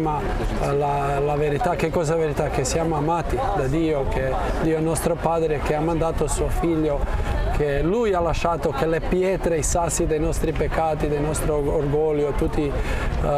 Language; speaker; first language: Italian; non-native, fluent; Croatian